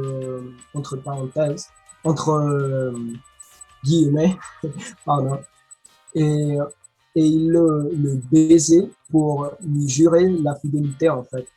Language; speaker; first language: French; non-native, learner; Spanish